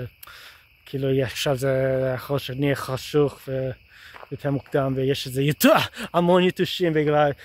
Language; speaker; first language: Hebrew; non-native, fluent; English